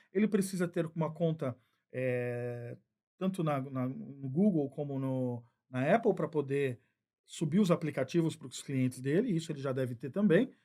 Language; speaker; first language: Portuguese; native; Portuguese